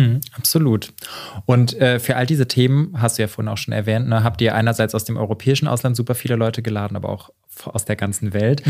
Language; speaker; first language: German; native; German